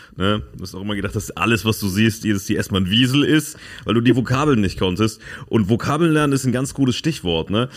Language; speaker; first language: German; native; German